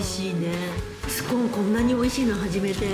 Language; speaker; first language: Japanese; native; Japanese